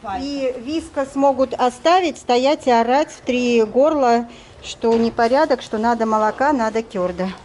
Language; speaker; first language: Russian; native; Russian